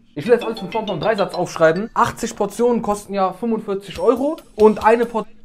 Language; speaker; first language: German; early bilingual, other home language; Arabic